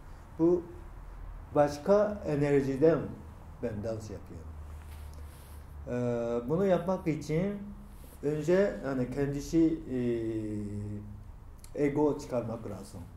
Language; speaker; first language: Turkish; non-native, learner; Japanese